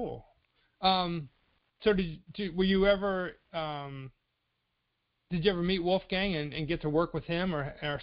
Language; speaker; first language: English; native; English